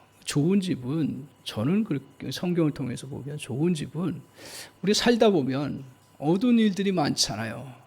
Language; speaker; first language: Korean; native; Korean